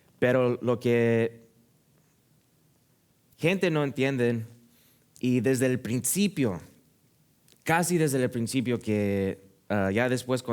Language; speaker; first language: Spanish; early bilingual, heritage; Spanish